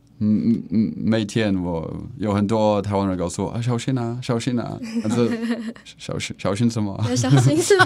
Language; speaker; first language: Chinese; non-native, learner; Czech